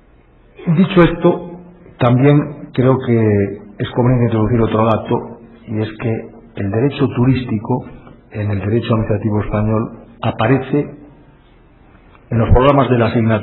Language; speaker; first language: Spanish; native; Spanish